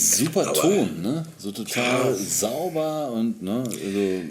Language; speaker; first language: German; native; German